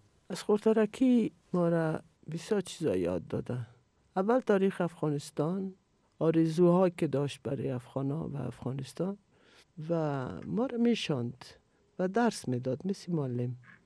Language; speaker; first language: Persian; non-native, fluent; Italian